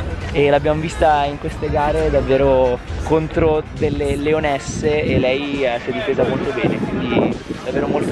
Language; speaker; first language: Italian; native; Italian